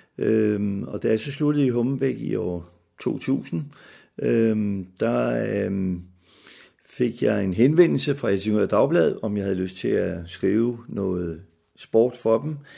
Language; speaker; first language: Danish; native; Danish